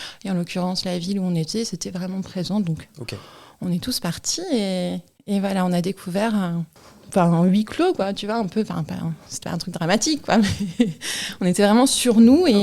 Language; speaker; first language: French; native; French